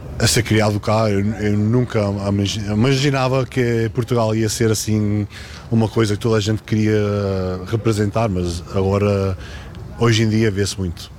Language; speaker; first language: Portuguese; early bilingual, heritage; Portuguese